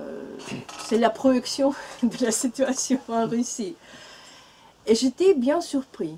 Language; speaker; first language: French; non-native, learner; Russian